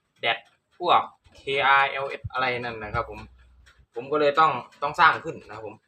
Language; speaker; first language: Thai; native; Thai